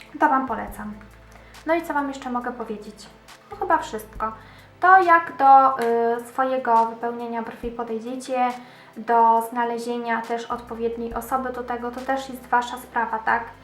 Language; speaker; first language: Polish; native; Polish